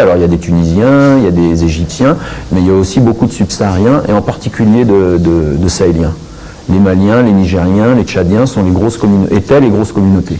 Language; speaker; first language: French; native; French